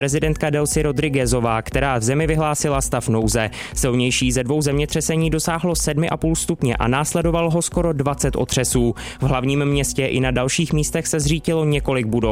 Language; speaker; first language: Czech; native; Czech